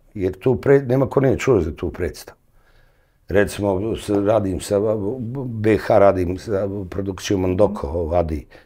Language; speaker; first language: Bosnian; native; Bosnian